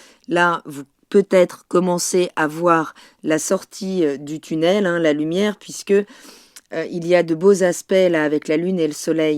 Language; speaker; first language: French; native; French